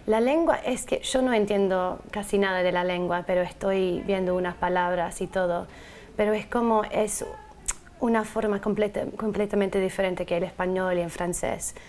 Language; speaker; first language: Spanish; non-native, fluent; English